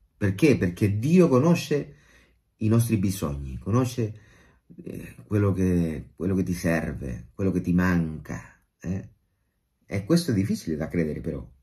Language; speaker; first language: Italian; non-native, fluent; Spanish